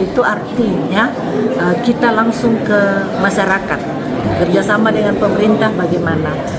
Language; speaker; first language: Indonesian; native; Indonesian